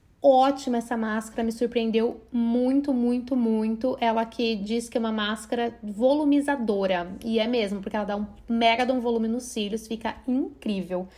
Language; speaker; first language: Portuguese; native; Portuguese